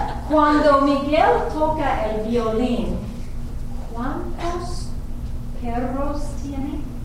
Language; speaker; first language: Spanish; non-native, fluent; English